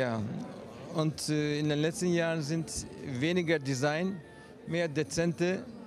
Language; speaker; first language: German; non-native, fluent; Turkish